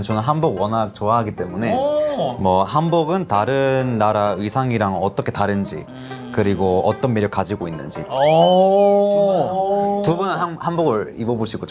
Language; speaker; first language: Korean; non-native, fluent; Spanish